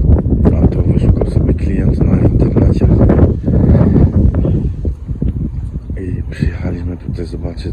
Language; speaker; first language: Polish; native; Polish